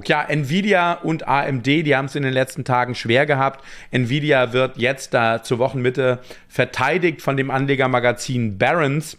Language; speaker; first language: German; native; German